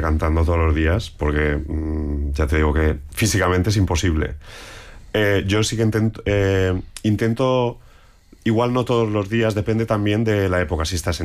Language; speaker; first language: Spanish; non-native, local second language; Catalan